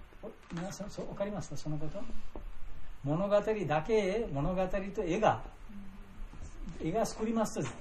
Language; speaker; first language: Japanese; non-native, learner; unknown